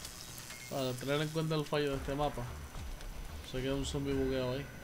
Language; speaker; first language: Spanish; native; Spanish